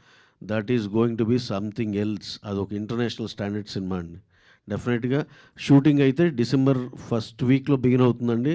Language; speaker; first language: Telugu; native; Telugu